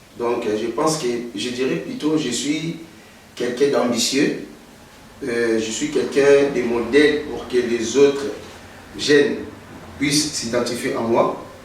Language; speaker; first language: French; non-native, local second language; Lingala